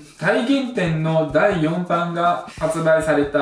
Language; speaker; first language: Japanese; early bilingual, other home language; Russian